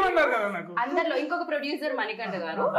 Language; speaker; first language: Telugu; native; Telugu